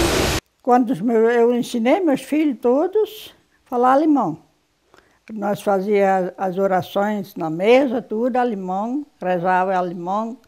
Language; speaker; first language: Portuguese; non-native, local second language; German